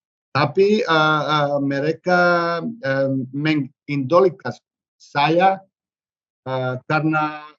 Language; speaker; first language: Indonesian; non-native, learner; Serbian